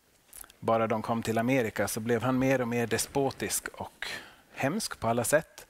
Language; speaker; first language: Swedish; non-native, local second language; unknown